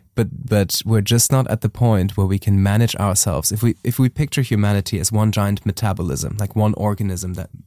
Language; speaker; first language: English; non-native, fluent; German